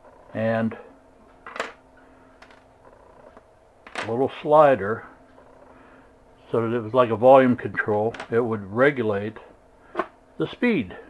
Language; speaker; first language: English; native; English